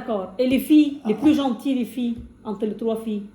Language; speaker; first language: French; non-native, fluent; Arabic